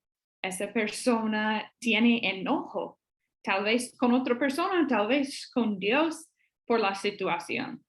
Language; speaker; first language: Spanish; non-native, fluent; English